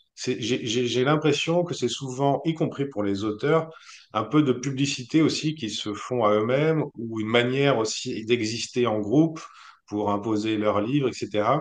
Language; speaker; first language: French; native; French